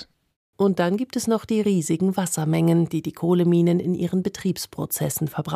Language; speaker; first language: German; native; German